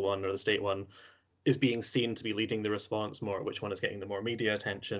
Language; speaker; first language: English; native; English